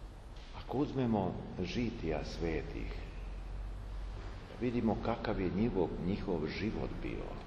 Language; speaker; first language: Serbian; native; Serbian